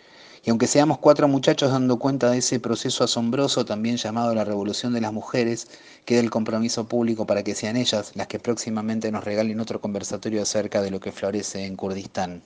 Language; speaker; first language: Spanish; native; Spanish